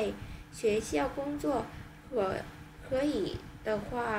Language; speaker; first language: Chinese; non-native, learner; Vietnamese